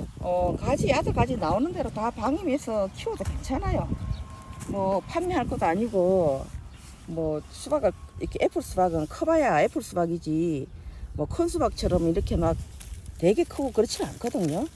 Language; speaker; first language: Korean; native; Korean